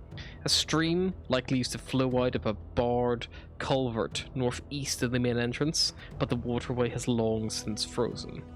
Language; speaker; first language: English; native; English